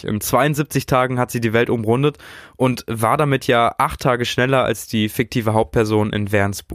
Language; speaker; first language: German; native; German